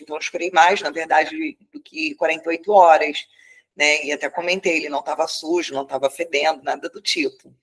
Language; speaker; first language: Portuguese; native; Portuguese